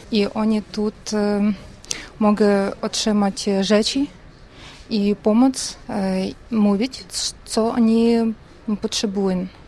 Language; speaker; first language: Polish; non-native, learner; Russian